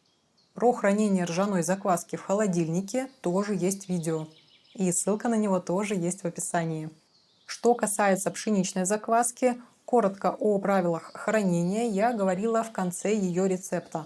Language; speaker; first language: Russian; native; Russian